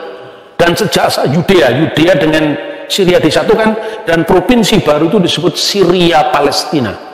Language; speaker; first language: Indonesian; native; Indonesian